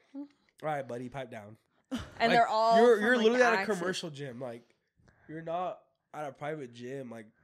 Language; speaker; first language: English; native; English